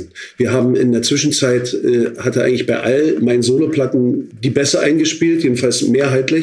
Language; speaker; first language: German; native; German